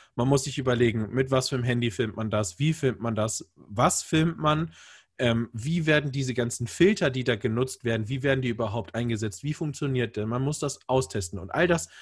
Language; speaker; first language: German; native; German